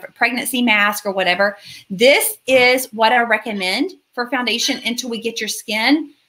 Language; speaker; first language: English; native; English